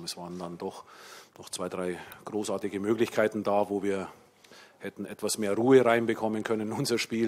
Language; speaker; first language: German; native; German